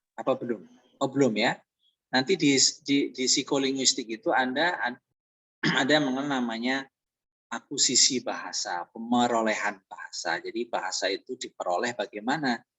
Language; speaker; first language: Indonesian; non-native, local second language; Javanese